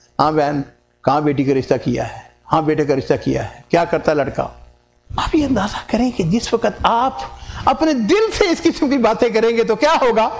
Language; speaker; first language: Urdu; non-native, local second language; Punjabi